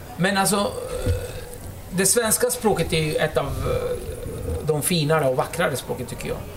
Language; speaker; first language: Swedish; early bilingual, other home language; Kurdish